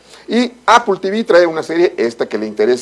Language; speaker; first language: Spanish; native; Spanish